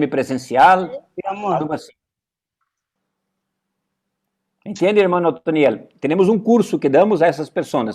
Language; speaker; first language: Portuguese; non-native, learner; Spanish